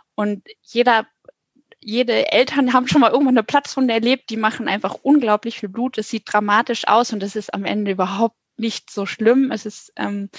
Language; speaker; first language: German; native; German